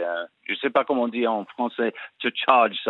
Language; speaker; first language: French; non-native, learner; English